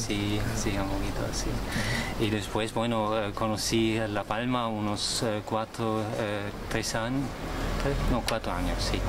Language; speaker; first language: Spanish; non-native, learner; German